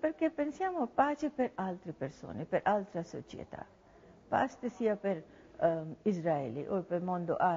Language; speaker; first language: Italian; non-native, learner; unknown